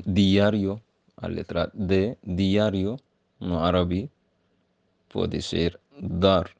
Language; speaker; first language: Portuguese; non-native, learner; Arabic